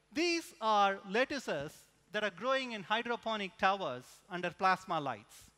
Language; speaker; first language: English; non-native, local second language; Tamil